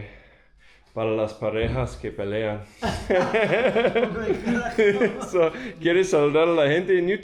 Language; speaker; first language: Spanish; non-native, fluent; English